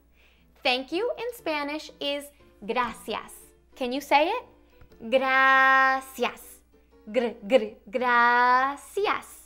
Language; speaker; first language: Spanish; early bilingual, heritage; Spanish